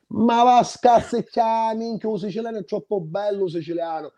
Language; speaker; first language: Italian; early bilingual, heritage; Italian